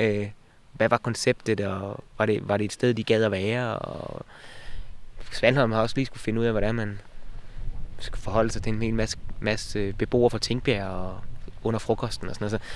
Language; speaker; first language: Danish; native; Danish